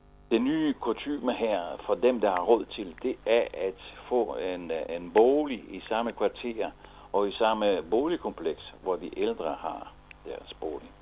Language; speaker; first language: Danish; non-native, fluent; Italian